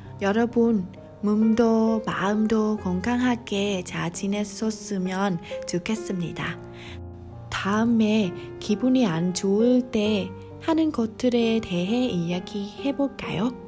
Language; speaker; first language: Korean; non-native, learner; Vietnamese